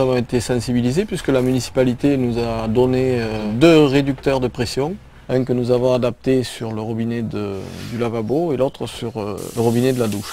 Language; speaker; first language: French; native; French